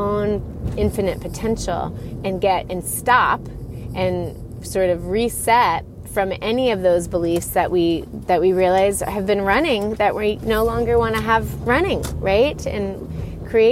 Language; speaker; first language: English; native; English